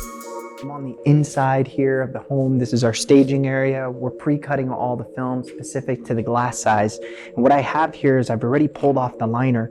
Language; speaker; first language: English; native; English